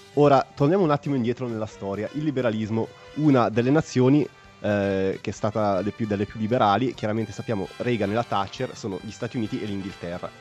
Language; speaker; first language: Italian; native; Italian